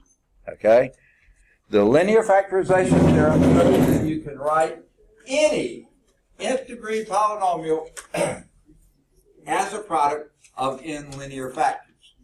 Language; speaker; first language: English; native; English